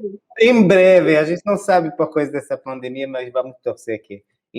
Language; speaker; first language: Portuguese; non-native, fluent; French